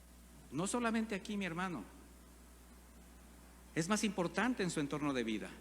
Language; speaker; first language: Spanish; native; Spanish